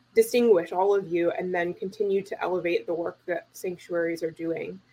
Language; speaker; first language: English; native; English